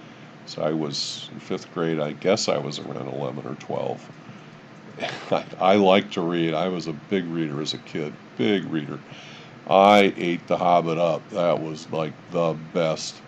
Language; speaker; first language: English; native; English